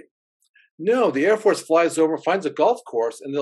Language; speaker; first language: English; native; English